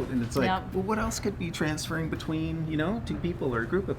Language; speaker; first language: English; native; English